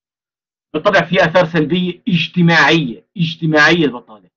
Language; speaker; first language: Arabic; native; Arabic